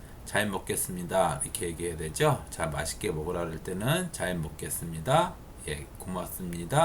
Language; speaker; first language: Korean; native; Korean